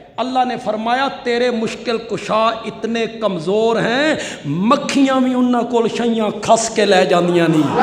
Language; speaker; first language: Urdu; non-native, local second language; Punjabi